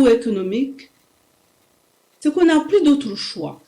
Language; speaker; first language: French; non-native, local second language; Kinyarwanda